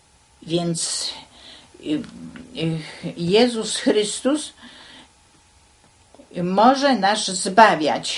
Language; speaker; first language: Polish; native; Polish